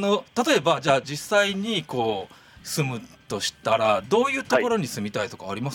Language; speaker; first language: Japanese; native; Japanese